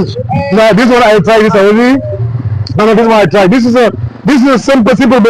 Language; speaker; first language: English; non-native, fluent; French